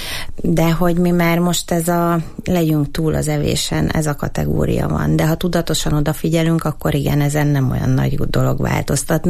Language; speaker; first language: Hungarian; native; Hungarian